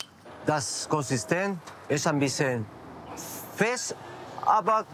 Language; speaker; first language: German; non-native, learner; Spanish